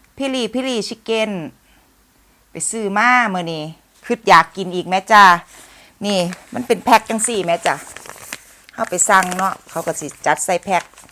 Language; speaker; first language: Thai; native; Thai